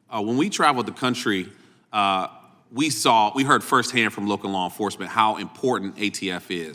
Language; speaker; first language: English; native; English